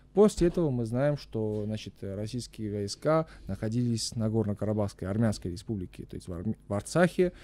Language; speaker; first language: Russian; non-native, local second language; Armenian